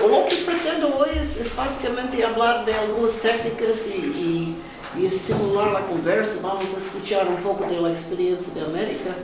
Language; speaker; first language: Spanish; non-native, fluent; Portuguese